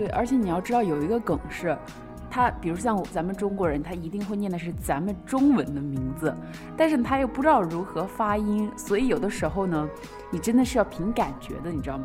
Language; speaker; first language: Chinese; native; Chinese